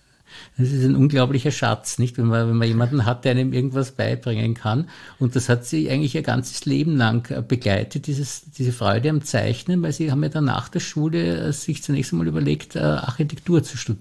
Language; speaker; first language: German; native; German